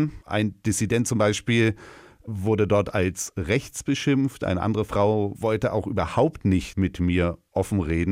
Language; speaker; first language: German; native; German